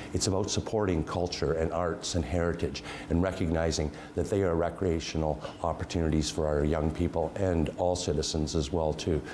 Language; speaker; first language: English; native; English